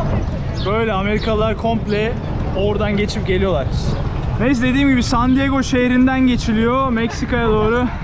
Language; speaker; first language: Turkish; native; Turkish